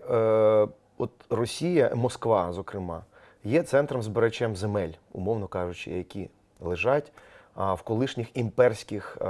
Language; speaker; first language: Ukrainian; non-native, local second language; Russian